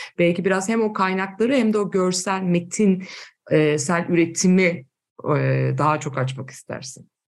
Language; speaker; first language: Turkish; native; Turkish